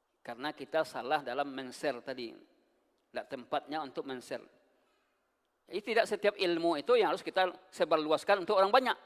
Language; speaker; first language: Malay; non-native, local second language; Minangkabau